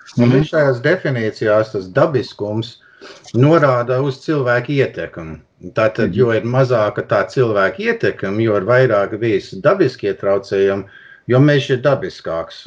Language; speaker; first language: Latvian; early bilingual, heritage; Latvian